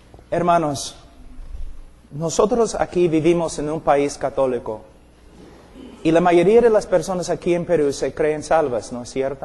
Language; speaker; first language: Spanish; non-native, fluent; English